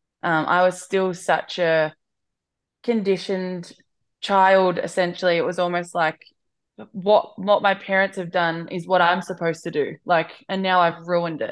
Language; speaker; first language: English; native; English